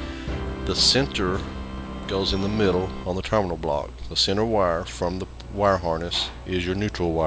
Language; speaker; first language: English; native; English